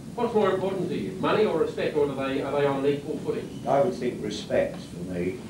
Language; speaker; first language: English; native; English